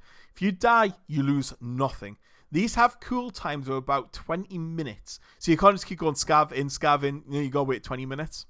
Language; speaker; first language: English; native; English